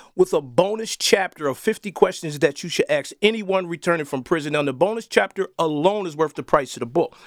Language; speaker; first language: English; native; English